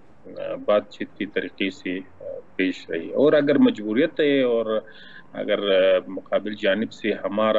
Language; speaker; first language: Hindi; non-native, learner; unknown